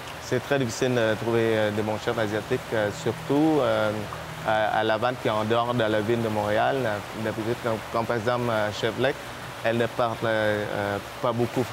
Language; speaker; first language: French; non-native, fluent; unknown